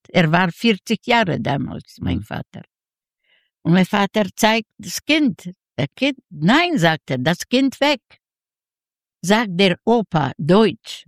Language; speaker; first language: German; non-native, learner; Yiddish